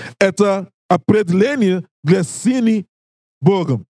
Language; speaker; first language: Russian; non-native, learner; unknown